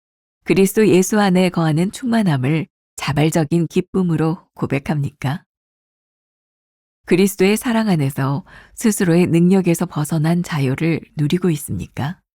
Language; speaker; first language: Korean; native; Korean